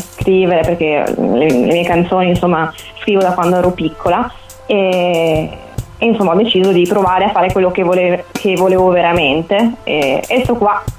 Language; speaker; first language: Italian; native; Italian